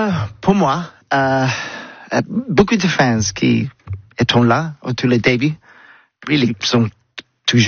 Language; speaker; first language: French; non-native, learner; English